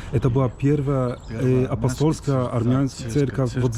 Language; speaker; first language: Russian; non-native, fluent; Polish